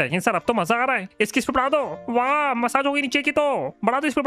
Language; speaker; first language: Hindi; native; Hindi